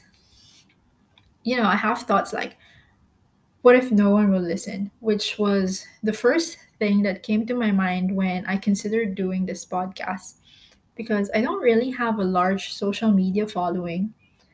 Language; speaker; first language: English; non-native, local second language; Filipino